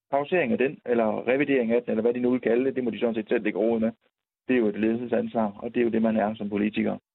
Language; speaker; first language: Danish; native; Danish